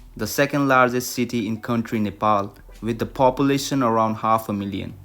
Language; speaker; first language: English; non-native, local second language; Nepali